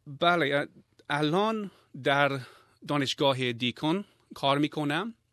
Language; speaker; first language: Persian; non-native, learner; English